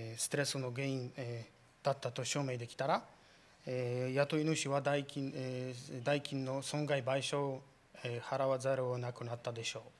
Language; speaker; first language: Japanese; non-native, fluent; Polish